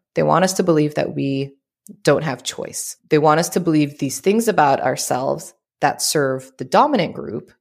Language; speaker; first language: English; early bilingual, other home language; Filipino